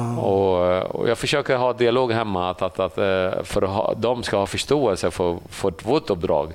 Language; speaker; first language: Swedish; early bilingual, other home language; Assyrian Neo-Aramaic